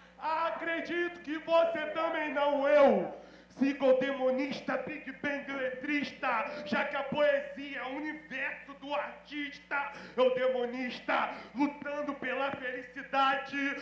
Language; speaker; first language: Portuguese; native; Portuguese